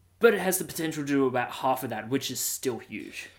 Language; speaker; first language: English; native; English